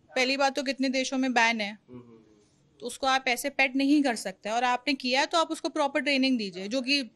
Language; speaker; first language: Hindi; native; Hindi